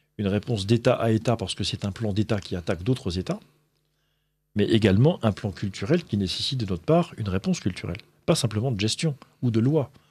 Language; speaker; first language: French; native; French